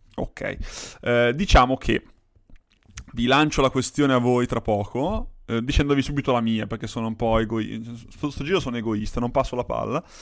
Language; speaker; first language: Italian; native; Italian